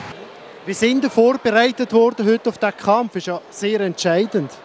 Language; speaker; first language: German; native; German